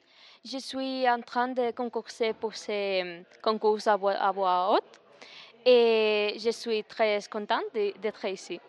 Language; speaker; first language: French; non-native, learner; Catalan